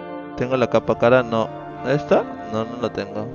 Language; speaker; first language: Spanish; native; Spanish